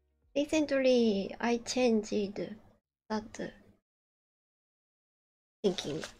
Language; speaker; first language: English; non-native, learner; Japanese